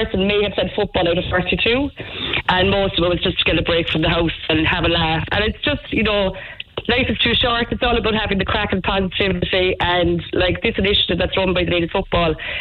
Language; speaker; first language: English; native; English